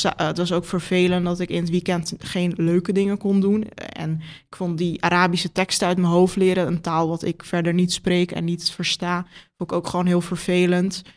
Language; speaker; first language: Dutch; early bilingual, other home language; Turkish